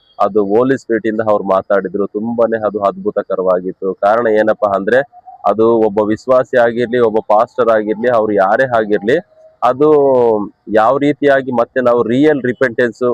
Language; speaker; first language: Kannada; native; Kannada